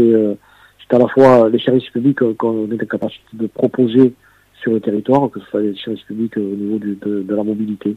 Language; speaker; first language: French; native; French